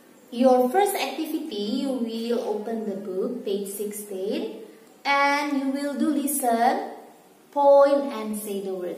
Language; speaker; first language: English; non-native, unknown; Indonesian